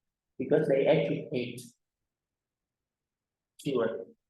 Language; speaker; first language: English; non-native, fluent; Vietnamese